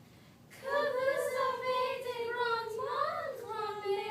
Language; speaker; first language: French; non-native, learner; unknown